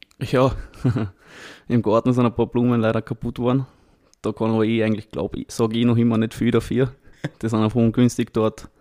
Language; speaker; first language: German; native; German